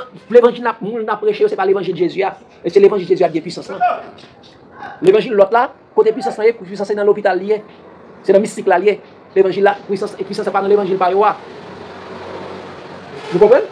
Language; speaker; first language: French; non-native, local second language; Haitian Creole